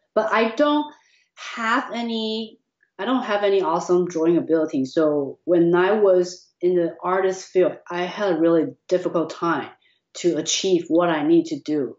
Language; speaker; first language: English; non-native, fluent; Chinese